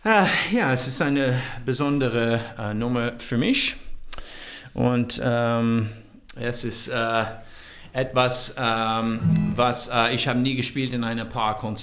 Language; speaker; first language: German; non-native, learner; English